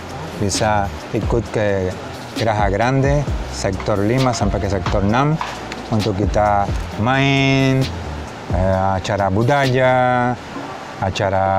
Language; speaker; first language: Indonesian; non-native, fluent; Spanish